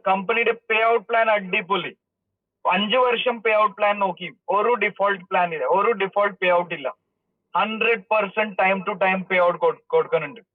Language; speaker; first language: Malayalam; early bilingual, heritage; Malayalam